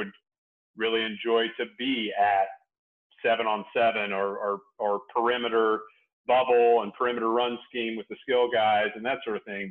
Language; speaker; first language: English; native; English